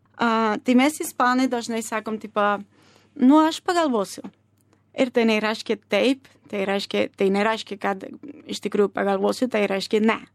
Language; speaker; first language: Lithuanian; non-native, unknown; Spanish